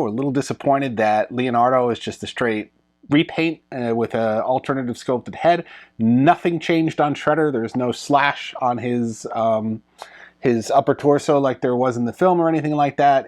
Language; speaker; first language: English; native; English